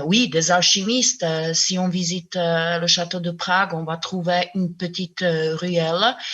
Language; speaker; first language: French; non-native, fluent; Czech